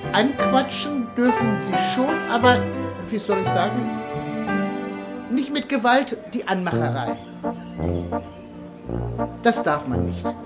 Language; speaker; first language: German; early bilingual, other home language; Turkish